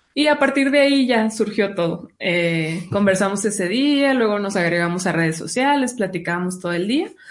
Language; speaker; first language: Spanish; native; Spanish